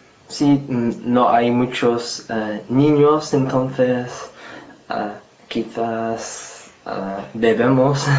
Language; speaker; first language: Spanish; non-native, fluent; English